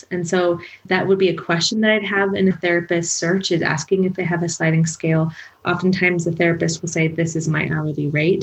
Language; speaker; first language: English; native; English